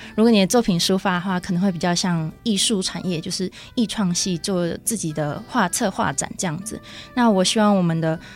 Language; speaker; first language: Chinese; native; Chinese